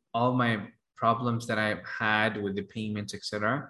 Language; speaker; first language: English; non-native, fluent; Arabic